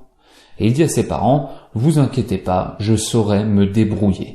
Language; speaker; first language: French; native; French